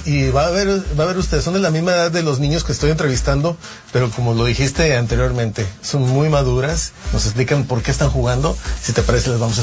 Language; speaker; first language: Spanish; native; Spanish